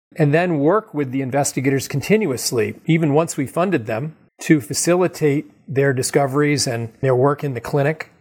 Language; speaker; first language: English; native; English